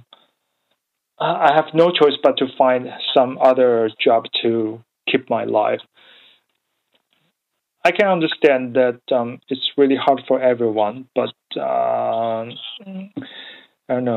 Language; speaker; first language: English; non-native, learner; Chinese